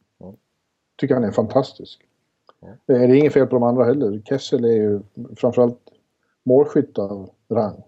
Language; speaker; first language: Swedish; native; Swedish